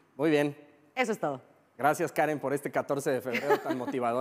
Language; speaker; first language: Spanish; native; Spanish